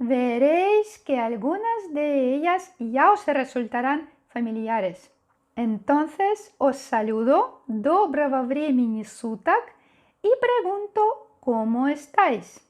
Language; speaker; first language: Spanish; non-native, fluent; Russian